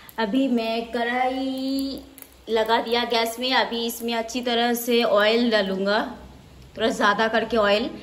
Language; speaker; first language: Hindi; non-native, local second language; Bangla